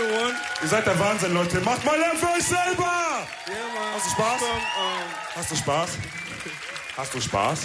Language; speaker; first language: German; early bilingual, other home language; Wolof